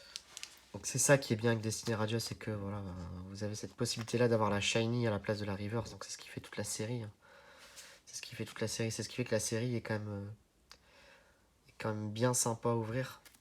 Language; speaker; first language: French; native; French